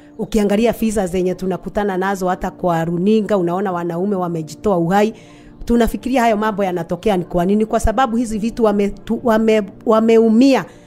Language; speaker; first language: Swahili; non-native, local second language; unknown